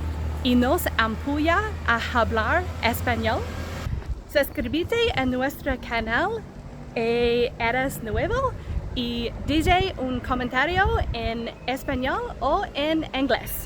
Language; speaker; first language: Spanish; non-native, learner; English